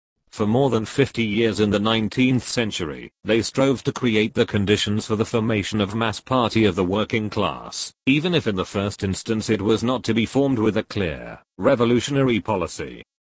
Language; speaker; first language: English; native; English